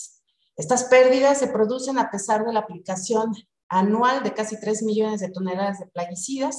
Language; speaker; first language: Spanish; native; Spanish